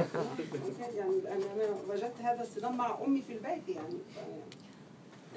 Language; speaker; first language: Arabic; native; Arabic